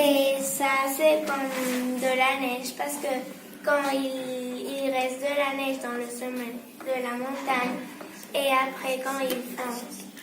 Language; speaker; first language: French; non-native, local second language; Spanish